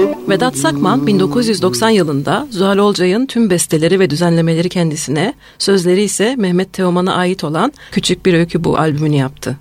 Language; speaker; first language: Turkish; native; Turkish